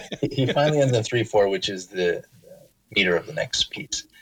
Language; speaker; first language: English; native; English